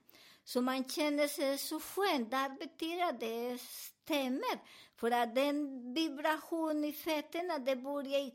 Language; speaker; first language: Swedish; non-native, learner; Spanish